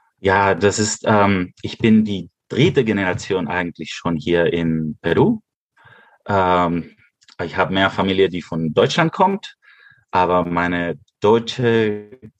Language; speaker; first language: German; early bilingual, heritage; Spanish